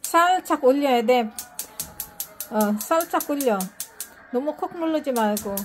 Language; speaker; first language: Korean; non-native, learner; Filipino